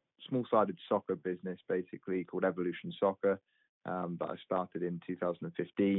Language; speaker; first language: English; native; English